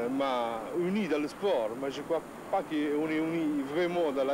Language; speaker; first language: French; non-native, fluent; Italian